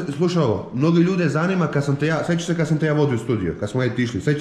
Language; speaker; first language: Serbian; native; Serbian